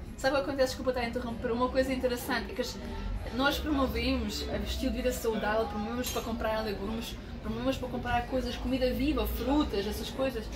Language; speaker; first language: Portuguese; non-native, fluent; Ukrainian